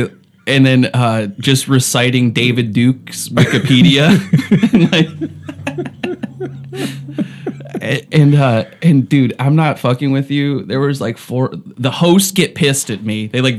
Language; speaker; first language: English; native; English